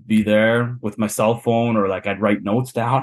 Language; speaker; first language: English; native; English